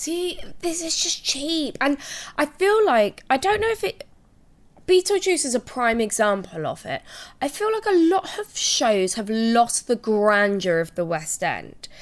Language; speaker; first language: English; native; English